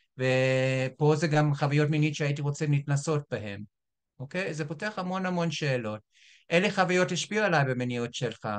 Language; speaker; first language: Hebrew; non-native, fluent; English